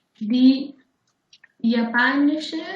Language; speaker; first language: German; non-native, learner; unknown